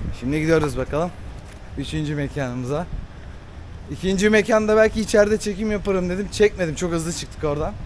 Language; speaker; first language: Turkish; early bilingual, heritage; Turkish